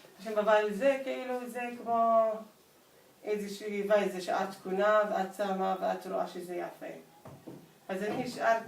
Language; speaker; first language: Hebrew; non-native, local second language; Arabic